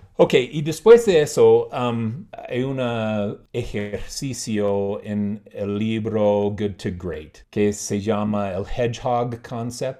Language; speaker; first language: Spanish; non-native, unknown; English